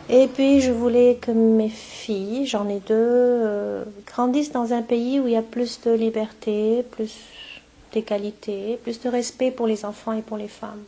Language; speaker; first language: French; non-native, local second language; Arabic